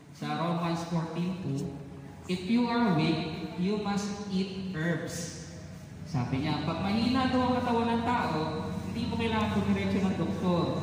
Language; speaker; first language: Filipino; non-native, local second language; Cebuano